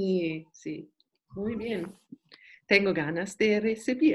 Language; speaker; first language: Spanish; non-native, learner; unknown